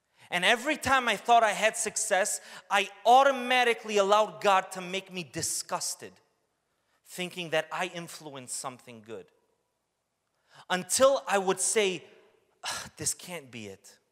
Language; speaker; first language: English; early bilingual, other home language; Romanian